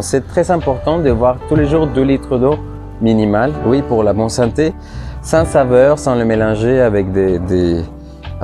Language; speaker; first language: French; non-native, fluent; Spanish